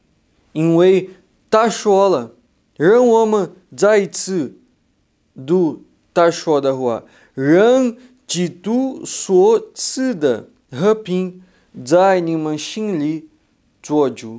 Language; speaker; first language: Chinese; non-native, fluent; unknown